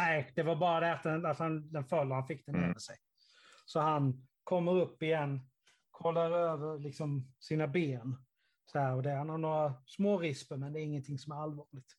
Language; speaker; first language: Swedish; native; Swedish